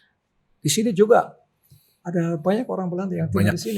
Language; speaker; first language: Indonesian; non-native, local second language; Dutch